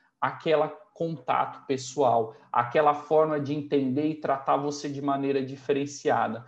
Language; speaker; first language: Portuguese; native; Portuguese